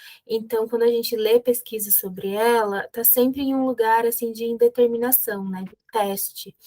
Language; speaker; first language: Portuguese; native; Portuguese